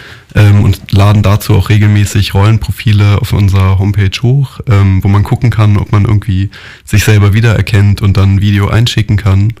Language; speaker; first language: German; native; German